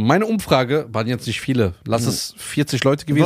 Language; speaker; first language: German; early bilingual, other home language; Persian